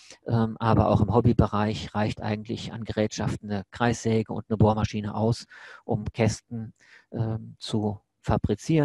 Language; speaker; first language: German; native; German